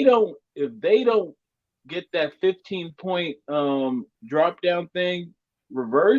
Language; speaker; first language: English; native; English